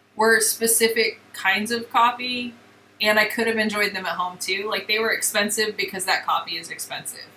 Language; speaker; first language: English; native; English